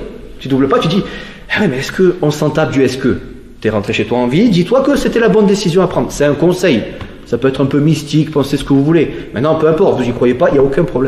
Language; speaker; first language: French; native; French